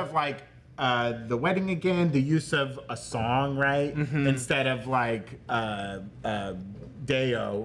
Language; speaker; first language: English; native; English